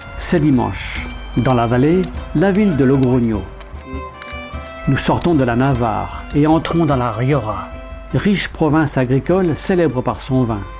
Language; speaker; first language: French; native; French